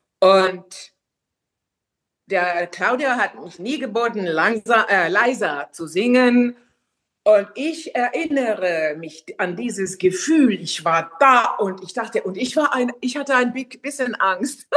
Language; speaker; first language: German; non-native, fluent; Finnish